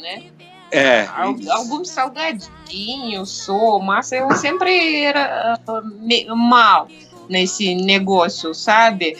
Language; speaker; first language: Portuguese; non-native, fluent; Russian